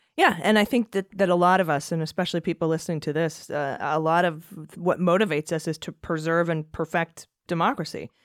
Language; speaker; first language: English; native; English